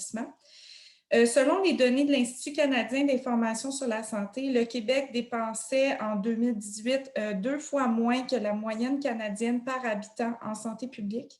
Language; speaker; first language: French; native; French